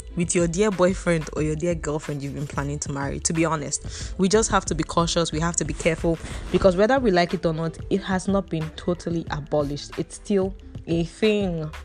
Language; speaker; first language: English; non-native, local second language; Igbo